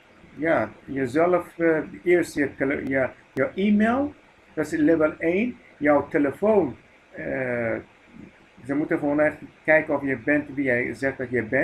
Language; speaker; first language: Dutch; non-native, fluent; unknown